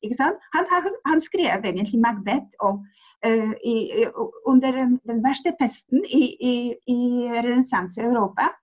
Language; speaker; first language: Norwegian; non-native, fluent; Polish